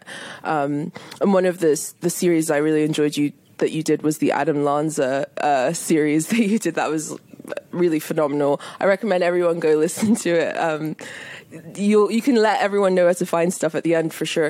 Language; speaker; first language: English; native; English